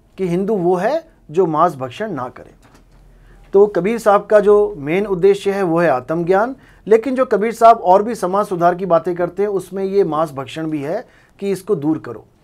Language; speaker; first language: Hindi; non-native, local second language; Punjabi